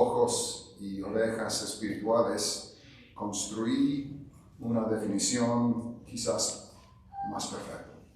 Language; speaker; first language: Spanish; non-native, fluent; English